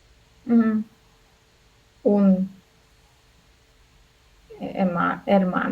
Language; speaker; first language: Spanish; non-native, learner; Russian